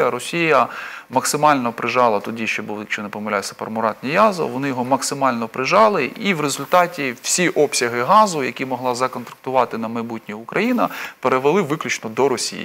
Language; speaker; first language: Ukrainian; native; Ukrainian